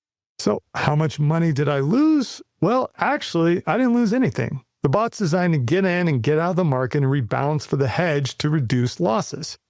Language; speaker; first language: English; native; English